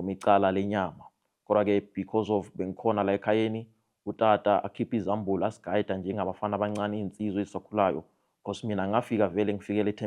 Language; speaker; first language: Zulu; non-native, local second language; Venda